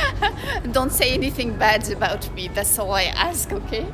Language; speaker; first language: English; non-native, fluent; French